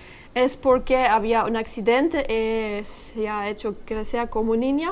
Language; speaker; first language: Spanish; non-native, learner; French